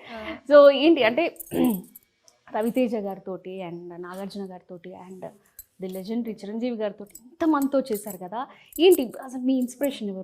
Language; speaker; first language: Telugu; native; Telugu